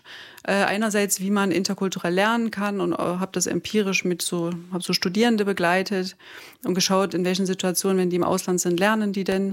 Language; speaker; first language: German; native; German